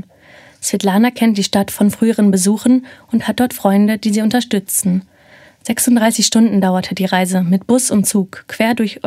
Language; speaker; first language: German; native; German